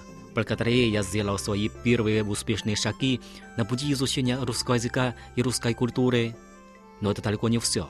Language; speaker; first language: Russian; non-native, fluent; Chinese